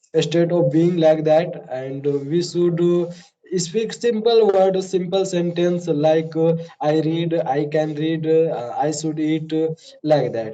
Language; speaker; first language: English; non-native, learner; Hindi